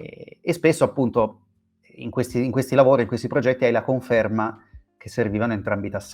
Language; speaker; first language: Italian; native; Italian